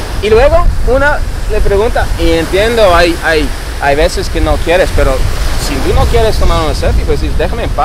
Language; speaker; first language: Spanish; non-native, fluent; English